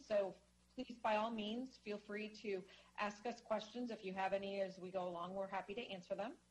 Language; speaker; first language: English; native; English